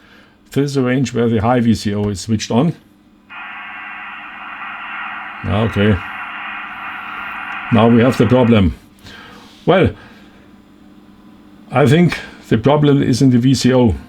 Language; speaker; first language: English; non-native, fluent; German